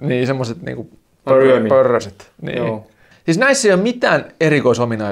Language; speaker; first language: Finnish; native; Finnish